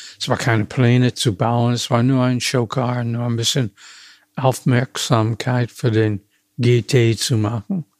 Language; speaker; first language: German; non-native, fluent; English